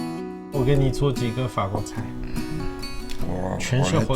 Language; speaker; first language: Chinese; non-native, fluent; French